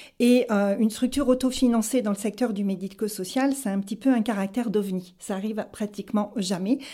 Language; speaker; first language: French; native; French